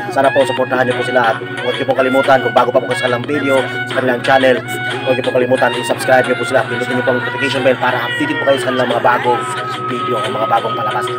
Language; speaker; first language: Filipino; non-native, local second language; Cebuano